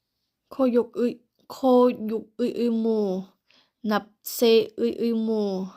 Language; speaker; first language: Korean; non-native, learner; Thai